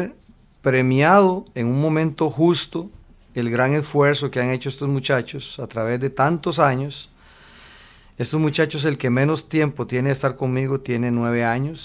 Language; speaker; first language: Spanish; native; Spanish